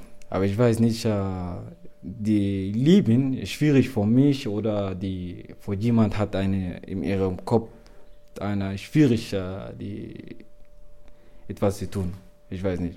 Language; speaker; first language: German; non-native, learner; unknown